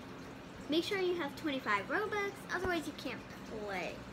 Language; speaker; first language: English; native; English